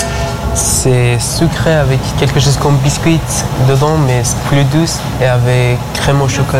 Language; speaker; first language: French; non-native, learner; Persian